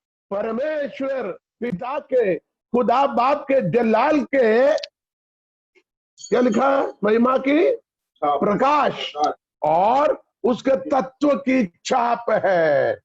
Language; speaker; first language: Hindi; non-native, local second language; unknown